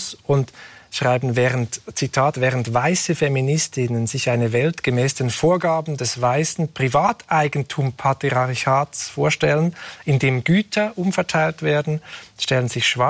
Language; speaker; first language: German; native; German